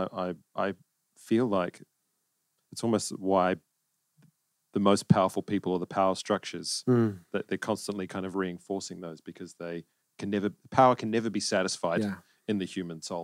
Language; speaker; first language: English; native; English